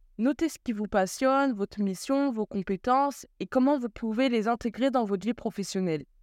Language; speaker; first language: French; early bilingual, other home language; Bambara